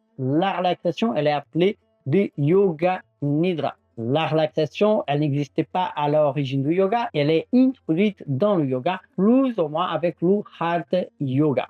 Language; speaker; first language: French; non-native, fluent; Portuguese